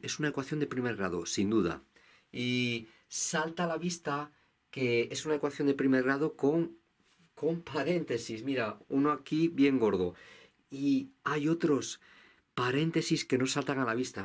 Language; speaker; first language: Spanish; native; Spanish